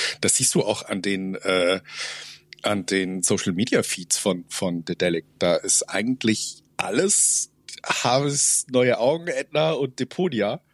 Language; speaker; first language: German; native; German